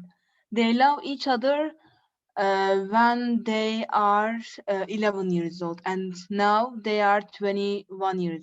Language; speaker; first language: English; non-native, learner; Turkish